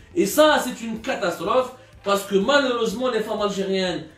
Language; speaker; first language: French; non-native, local second language; Arabic